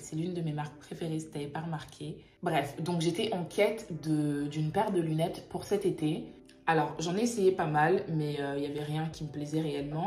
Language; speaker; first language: French; native; French